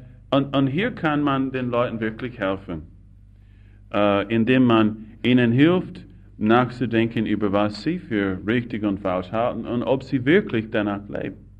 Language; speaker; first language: German; non-native, fluent; English